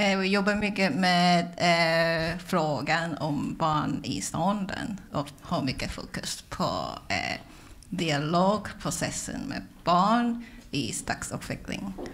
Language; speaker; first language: Swedish; non-native, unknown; Cantonese